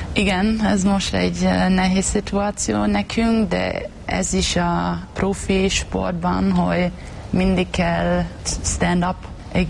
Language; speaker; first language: Hungarian; non-native, learner; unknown